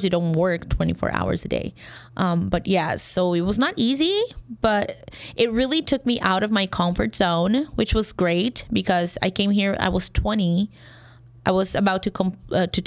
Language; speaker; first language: English; non-native, fluent; Portuguese